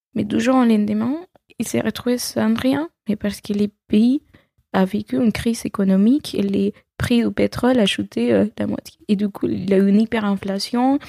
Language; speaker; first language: French; non-native, fluent; Spanish